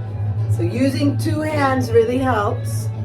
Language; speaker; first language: English; native; English